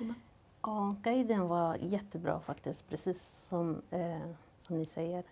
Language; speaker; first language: Swedish; non-native, fluent; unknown